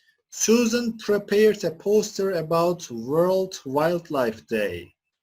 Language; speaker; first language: English; non-native, fluent; Turkish